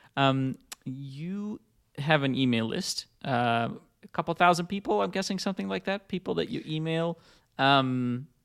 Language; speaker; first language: English; non-native, fluent; Dutch